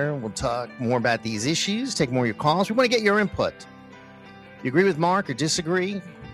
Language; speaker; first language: English; native; English